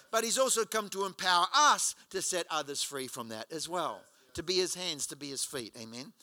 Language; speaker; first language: English; native; English